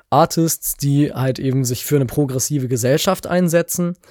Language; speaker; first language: German; native; German